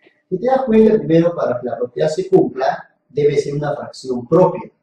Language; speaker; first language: Spanish; native; Spanish